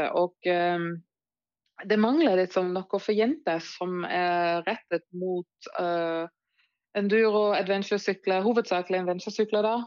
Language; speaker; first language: Norwegian; non-native, fluent; German